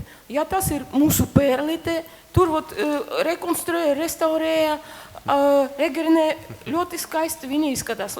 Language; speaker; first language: Latvian; non-native, local second language; Russian